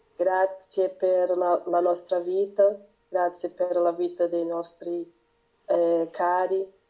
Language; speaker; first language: Italian; non-native, learner; Portuguese